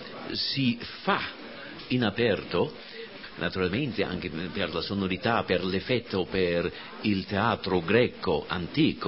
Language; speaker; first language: Italian; non-native, fluent; German